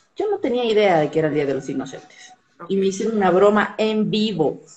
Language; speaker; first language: Spanish; native; Spanish